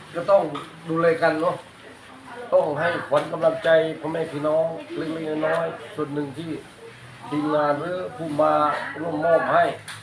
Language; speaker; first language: Thai; non-native, local second language; Northern Khmer